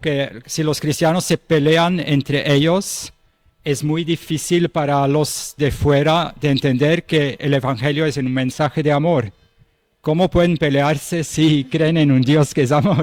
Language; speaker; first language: Spanish; non-native, fluent; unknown